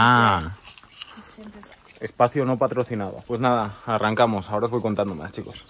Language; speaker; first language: Spanish; native; Spanish